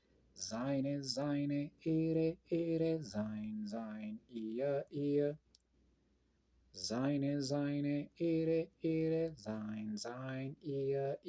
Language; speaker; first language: German; non-native, learner; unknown